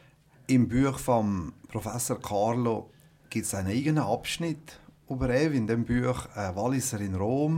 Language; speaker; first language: German; native; German